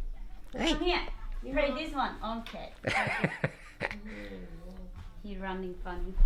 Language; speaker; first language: English; non-native, learner; Thai